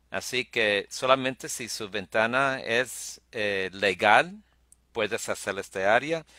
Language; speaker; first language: Spanish; early bilingual, heritage; Spanish